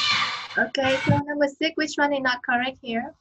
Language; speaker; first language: English; non-native, learner; Vietnamese